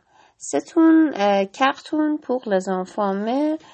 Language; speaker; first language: French; non-native, learner; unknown